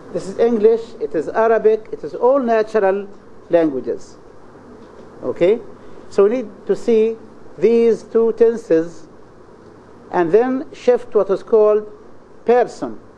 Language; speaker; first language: English; non-native, fluent; Arabic